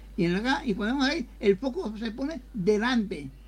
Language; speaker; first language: Spanish; native; Spanish